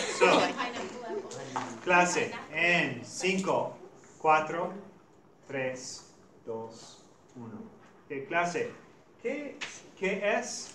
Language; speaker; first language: Spanish; non-native, fluent; English